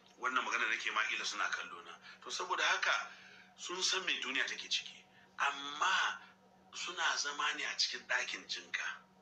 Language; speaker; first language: Hausa; non-native, local second language; Fula